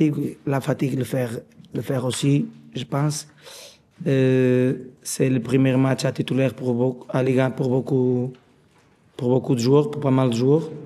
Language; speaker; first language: French; non-native, learner; Portuguese